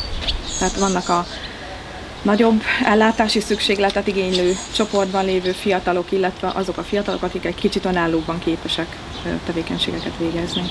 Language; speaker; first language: Hungarian; native; Hungarian